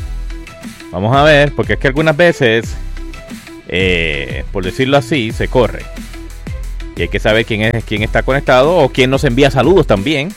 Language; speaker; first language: Spanish; native; Spanish